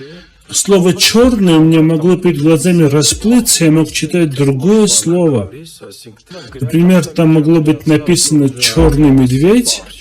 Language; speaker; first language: Russian; non-native, fluent; Armenian